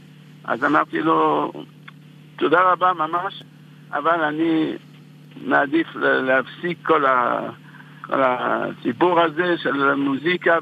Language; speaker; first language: Hebrew; non-native, fluent; French